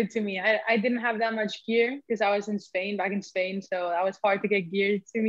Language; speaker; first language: English; non-native, fluent; Spanish